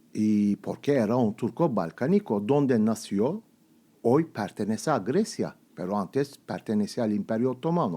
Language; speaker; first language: Spanish; non-native, fluent; Turkish